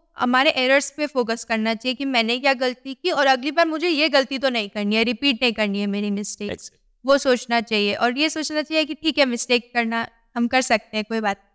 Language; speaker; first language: Hindi; native; Hindi